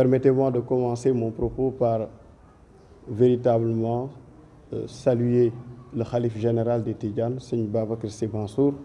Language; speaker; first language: French; non-native, local second language; Wolof